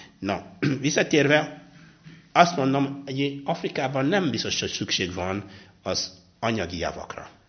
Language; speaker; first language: Hungarian; non-native, fluent; Luba-Lulua